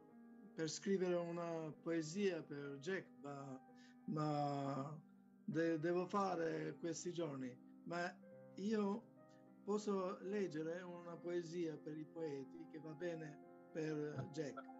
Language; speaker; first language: Italian; non-native, fluent; Albanian